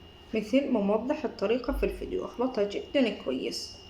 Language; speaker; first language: Arabic; native; Arabic